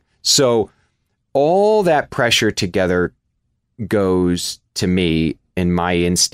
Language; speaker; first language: English; native; English